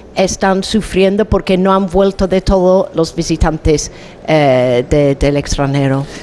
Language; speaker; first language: Spanish; non-native, fluent; English